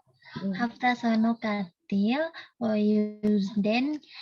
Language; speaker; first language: Turkish; non-native, learner; Indonesian